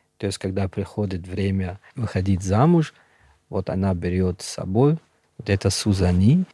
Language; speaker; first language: Russian; non-native, local second language; Shughni